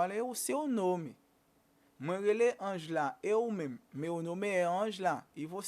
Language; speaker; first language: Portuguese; non-native, fluent; Haitian Creole